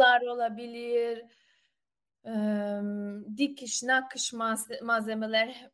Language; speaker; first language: Turkish; non-native, learner; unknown